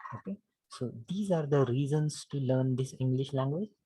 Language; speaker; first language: English; non-native, local second language; Marathi